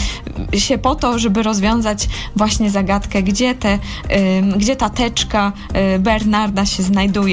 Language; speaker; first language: Polish; native; Polish